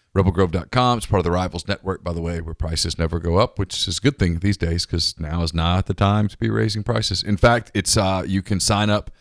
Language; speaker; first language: English; native; English